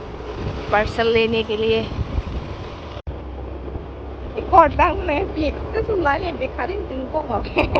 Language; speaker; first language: Hindi; non-native, local second language; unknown